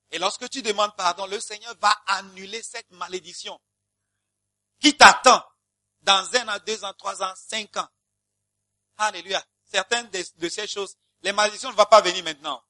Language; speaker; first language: French; non-native, fluent; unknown